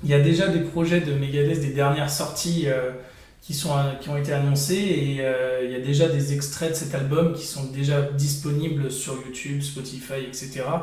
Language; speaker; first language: French; native; French